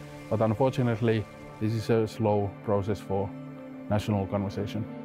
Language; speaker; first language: English; non-native, fluent; Finnish